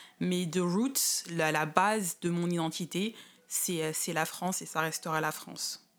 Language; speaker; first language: French; native; French